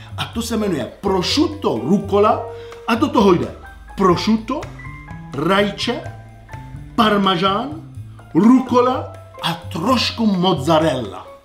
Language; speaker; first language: Czech; non-native, fluent; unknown